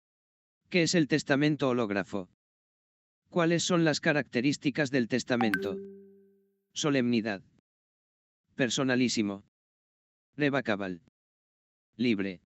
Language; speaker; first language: Spanish; native; Spanish